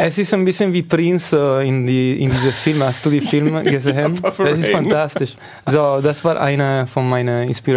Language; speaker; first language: German; non-native, fluent; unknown